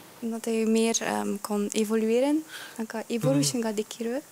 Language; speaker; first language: Dutch; early bilingual, other home language; Japanese